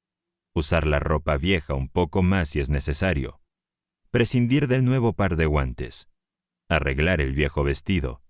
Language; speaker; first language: Spanish; native; Spanish